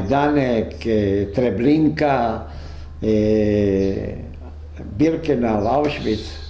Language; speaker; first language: Hebrew; non-native, fluent; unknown